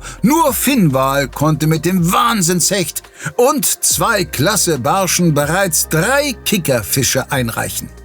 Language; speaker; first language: German; native; German